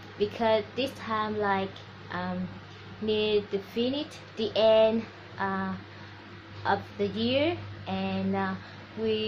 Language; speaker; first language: English; non-native, learner; Vietnamese